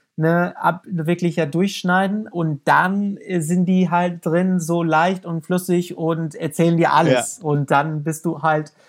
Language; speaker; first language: German; non-native, fluent; English